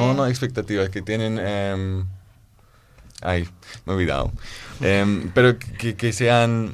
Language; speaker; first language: Spanish; non-native, fluent; German